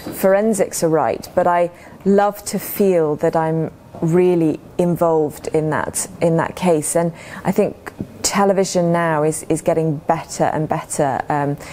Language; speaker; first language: English; native; English